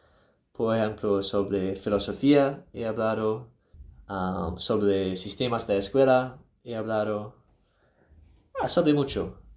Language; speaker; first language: Spanish; non-native, learner; English